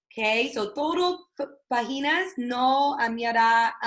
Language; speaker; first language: Spanish; non-native, learner; English